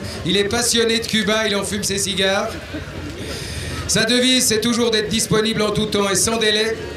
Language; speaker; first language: French; native; French